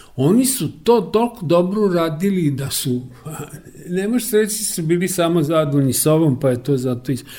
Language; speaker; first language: Serbian; native; Serbian